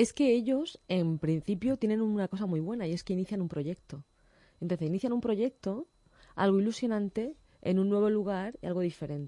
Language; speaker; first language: Spanish; native; Spanish